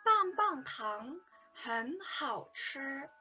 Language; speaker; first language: Chinese; non-native, fluent; Mongolian